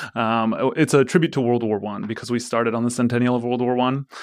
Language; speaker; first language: English; native; English